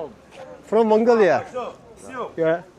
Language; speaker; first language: English; non-native, learner; Mongolian